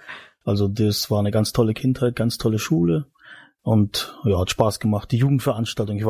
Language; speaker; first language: German; native; German